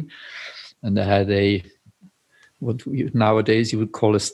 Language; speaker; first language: English; non-native, fluent; German